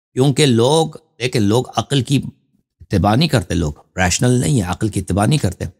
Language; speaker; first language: Urdu; non-native, fluent; Persian